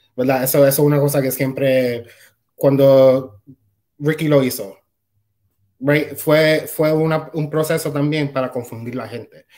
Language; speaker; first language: Spanish; early bilingual, other home language; English